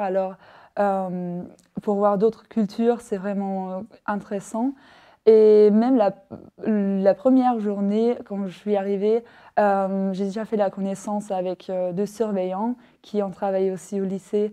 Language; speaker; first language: French; non-native, fluent; German